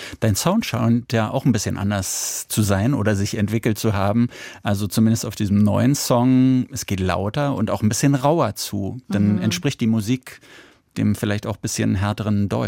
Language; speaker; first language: German; native; German